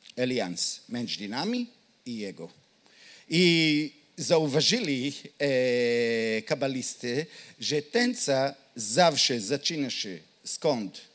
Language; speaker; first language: Polish; non-native, learner; Hebrew